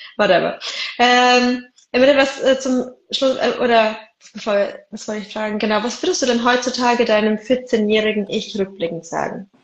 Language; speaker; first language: German; early bilingual, other home language; Arabic